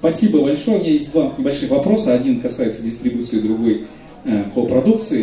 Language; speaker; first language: Russian; native; Russian